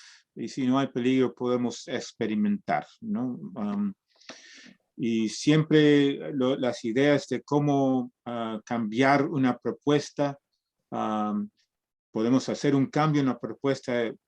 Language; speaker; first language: Spanish; early bilingual, heritage; Spanish